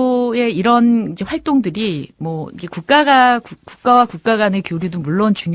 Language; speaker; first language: Korean; native; Korean